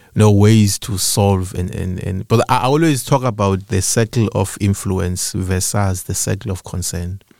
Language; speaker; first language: English; non-native, local second language; Xhosa